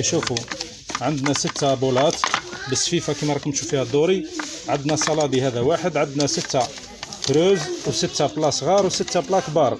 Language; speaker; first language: Arabic; native; Arabic